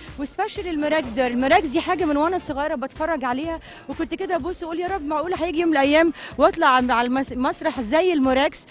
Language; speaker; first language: Arabic; native; Arabic